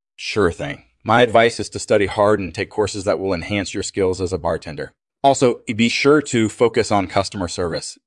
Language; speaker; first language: English; native; English